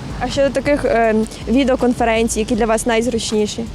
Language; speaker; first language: Ukrainian; native; Ukrainian